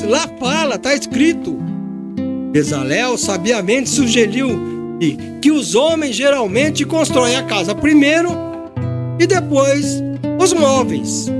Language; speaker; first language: Portuguese; native; Portuguese